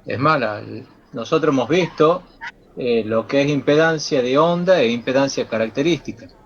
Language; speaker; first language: Spanish; native; Spanish